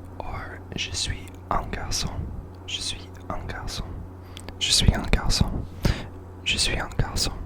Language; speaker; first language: French; non-native, learner; English